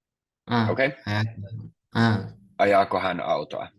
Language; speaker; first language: Finnish; non-native, fluent; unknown